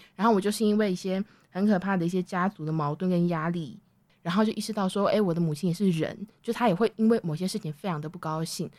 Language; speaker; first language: Chinese; native; Chinese